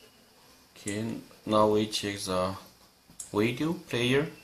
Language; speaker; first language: English; non-native, learner; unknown